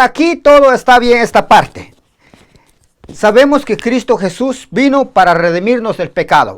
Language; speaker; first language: Spanish; native; Spanish